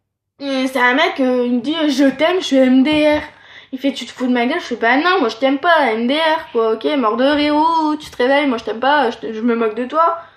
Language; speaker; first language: French; native; French